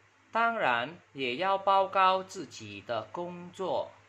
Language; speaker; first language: Chinese; non-native, fluent; Vietnamese